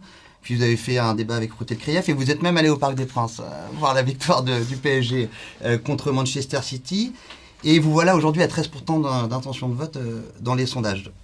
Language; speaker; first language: French; native; French